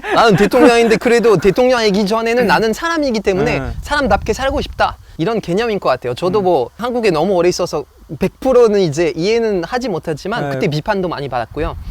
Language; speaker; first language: Korean; non-native, fluent; French